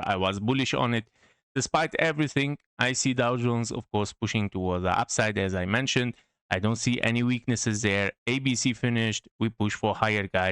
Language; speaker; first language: English; non-native, fluent; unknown